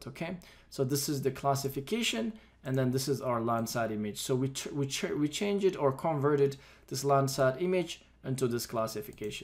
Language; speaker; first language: English; non-native, fluent; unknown